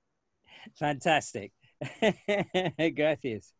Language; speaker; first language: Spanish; non-native, learner; English